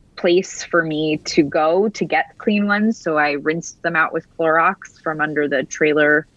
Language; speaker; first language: English; native; English